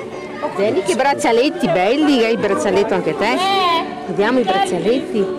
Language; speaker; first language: Italian; native; Italian